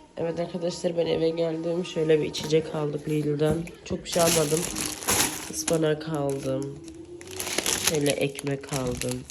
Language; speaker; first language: Turkish; early bilingual, heritage; Turkish